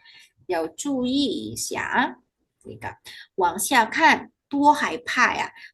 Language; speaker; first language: Chinese; non-native, fluent; Indonesian